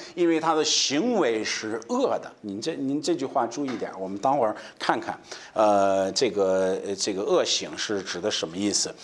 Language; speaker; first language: Chinese; non-native, fluent; English